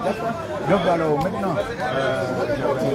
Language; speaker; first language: French; native; French